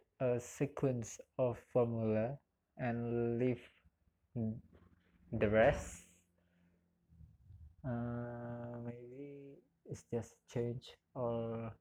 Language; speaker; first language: English; non-native, learner; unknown